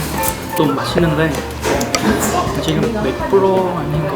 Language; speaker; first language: Korean; non-native, fluent; Vietnamese